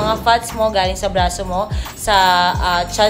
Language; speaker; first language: Filipino; native; Filipino